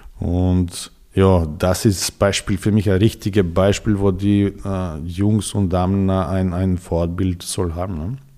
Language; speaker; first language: German; non-native, fluent; Serbian